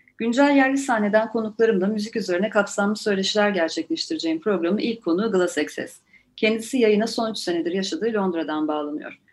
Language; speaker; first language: Turkish; native; Turkish